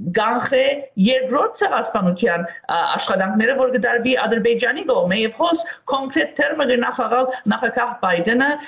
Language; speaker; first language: Armenian; early bilingual, heritage; Armenian